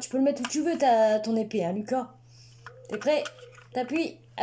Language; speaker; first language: French; native; French